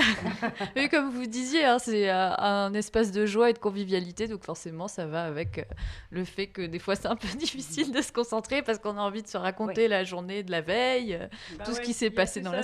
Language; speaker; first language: French; native; French